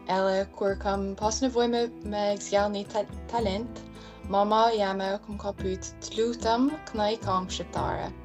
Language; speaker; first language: Albanian; early bilingual, heritage; Albanian